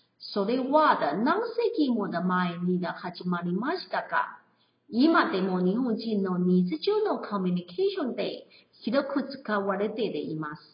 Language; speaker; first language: Japanese; non-native, learner; Chinese